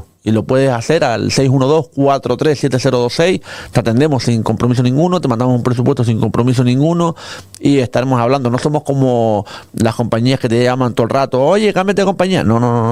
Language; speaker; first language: Spanish; native; Spanish